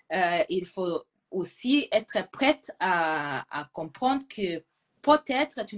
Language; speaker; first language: French; non-native, fluent; Gusii